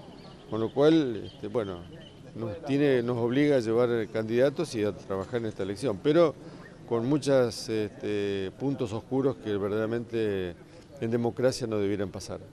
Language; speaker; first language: Spanish; native; Spanish